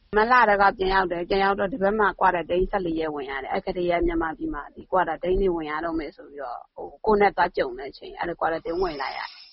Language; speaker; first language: Burmese; native; Burmese